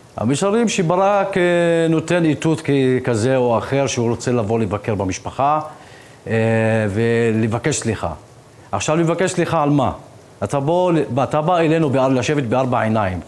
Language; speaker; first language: Hebrew; non-native, local second language; Arabic